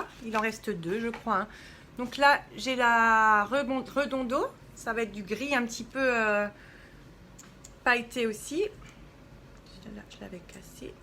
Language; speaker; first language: French; native; French